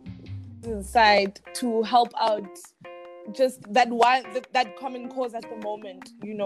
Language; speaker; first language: English; non-native, local second language; Zulu